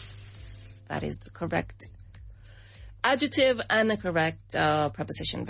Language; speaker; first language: English; non-native, fluent; Spanish